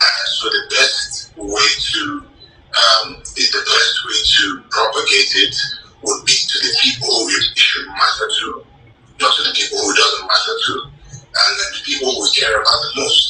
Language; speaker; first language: English; non-native, local second language; Igbo